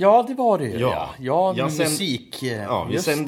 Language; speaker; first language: Swedish; native; Swedish